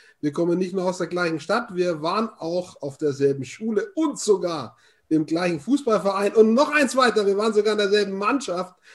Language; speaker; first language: German; native; German